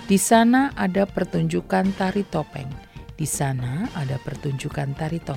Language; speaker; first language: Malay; non-native, fluent; Chinese